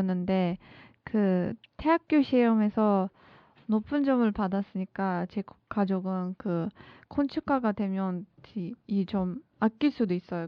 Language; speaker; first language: Korean; non-native, learner; Turkish